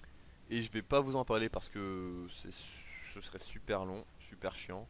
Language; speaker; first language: French; native; French